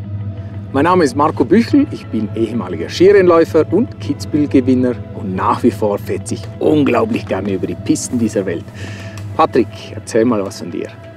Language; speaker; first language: German; native; German